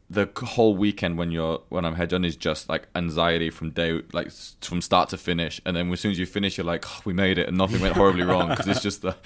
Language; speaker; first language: English; native; English